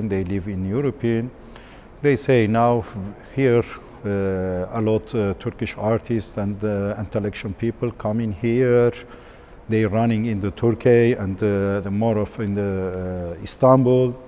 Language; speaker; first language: English; non-native, learner; Turkish